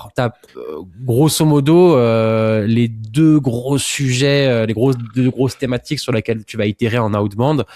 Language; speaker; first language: French; native; French